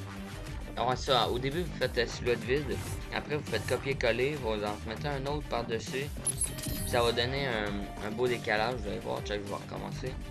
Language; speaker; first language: French; native; French